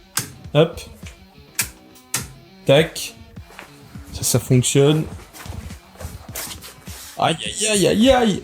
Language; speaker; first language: French; native; French